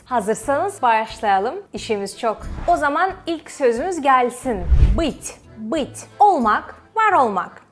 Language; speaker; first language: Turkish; non-native, fluent; Russian